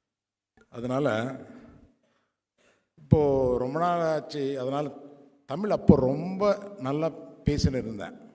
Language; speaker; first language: Tamil; non-native, local second language; Telugu